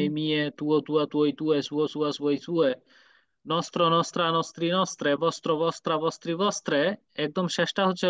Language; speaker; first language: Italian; non-native, fluent; Bangla